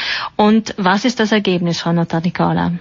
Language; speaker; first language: German; native; German